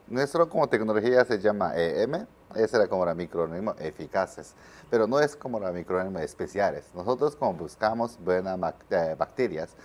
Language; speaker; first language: Spanish; non-native, learner; Japanese